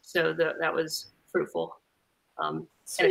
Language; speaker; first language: English; native; English